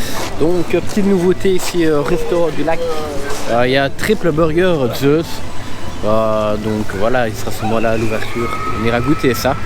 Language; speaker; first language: French; native; French